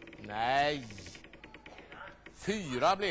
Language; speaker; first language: Swedish; native; Swedish